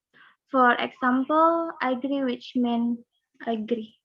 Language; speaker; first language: English; non-native, learner; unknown